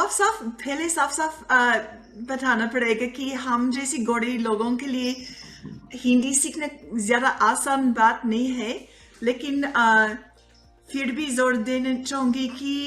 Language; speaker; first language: Hindi; non-native, fluent; English